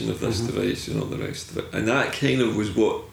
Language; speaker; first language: English; native; English